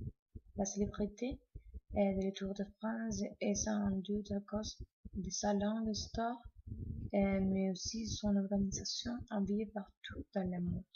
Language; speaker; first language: French; non-native, learner; Spanish